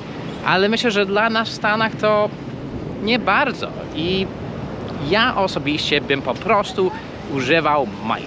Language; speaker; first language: Polish; non-native, fluent; English